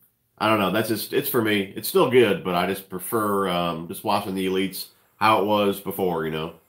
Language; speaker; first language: English; native; English